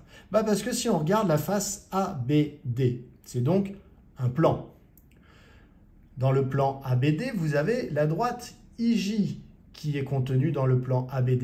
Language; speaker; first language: French; native; French